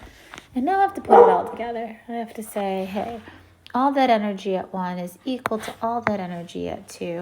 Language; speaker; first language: English; native; English